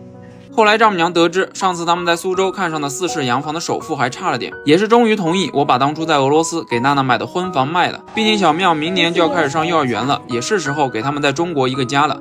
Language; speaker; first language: Chinese; native; Chinese